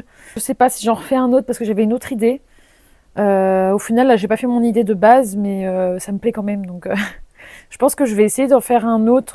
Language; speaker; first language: French; native; French